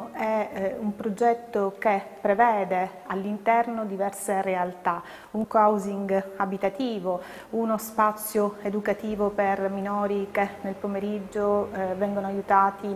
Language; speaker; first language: Italian; native; Italian